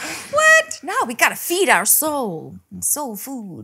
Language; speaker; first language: English; non-native, local second language; Afrikaans